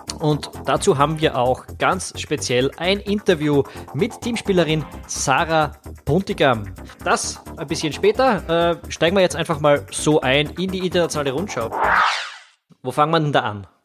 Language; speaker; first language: German; native; German